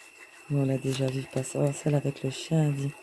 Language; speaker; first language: French; native; French